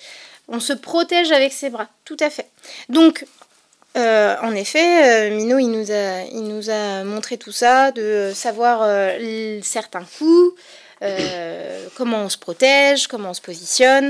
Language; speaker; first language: French; native; French